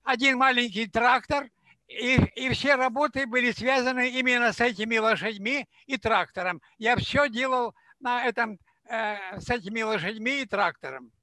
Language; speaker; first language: Russian; non-native, local second language; Ukrainian